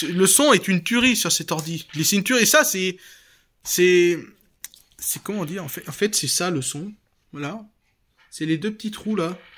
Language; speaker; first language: French; native; French